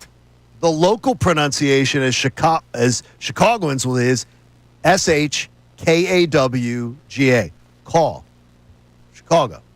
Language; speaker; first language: English; native; English